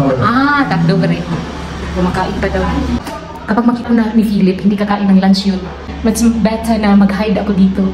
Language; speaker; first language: Filipino; non-native, local second language; Cebuano